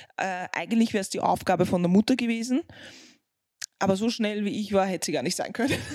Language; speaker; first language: German; non-native, local second language; English